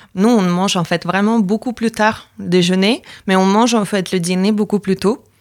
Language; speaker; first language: French; non-native, fluent; Latvian